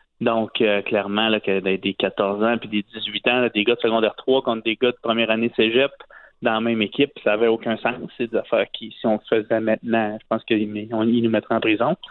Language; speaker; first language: French; native; French